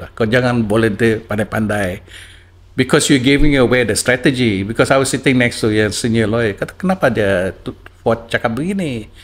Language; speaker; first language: English; non-native, local second language; Malay